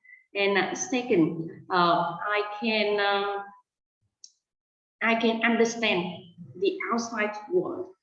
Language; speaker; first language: English; non-native, fluent; Vietnamese